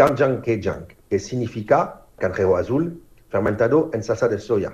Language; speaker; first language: Spanish; non-native, fluent; French